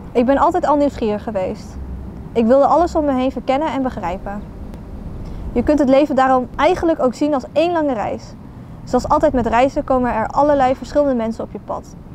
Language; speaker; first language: Dutch; early bilingual, other home language; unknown